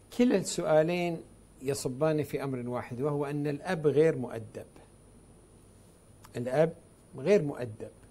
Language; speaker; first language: Arabic; native; Arabic